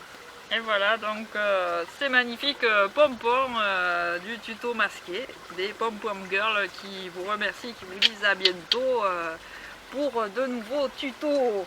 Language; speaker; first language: French; native; French